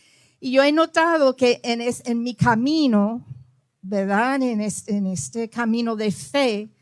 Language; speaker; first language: Spanish; early bilingual, heritage; Spanish